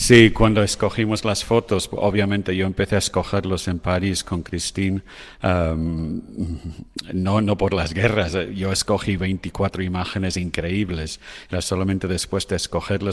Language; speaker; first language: Spanish; non-native, fluent; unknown